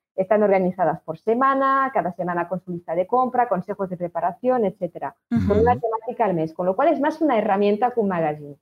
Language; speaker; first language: Spanish; non-native, fluent; French